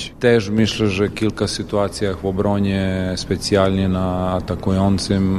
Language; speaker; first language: Polish; non-native, fluent; Serbian